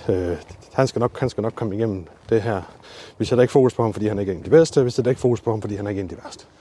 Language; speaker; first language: Danish; native; Danish